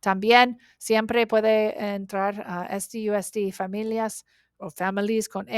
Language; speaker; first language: Spanish; non-native, learner; English